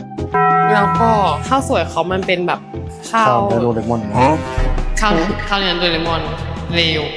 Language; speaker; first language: Thai; native; Thai